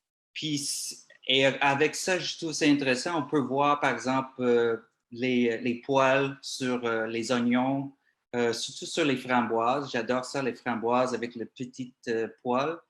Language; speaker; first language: French; non-native, local second language; English